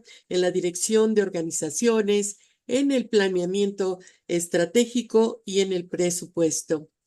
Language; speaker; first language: Spanish; native; Spanish